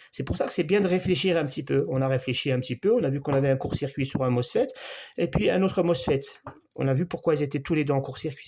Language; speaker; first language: French; native; French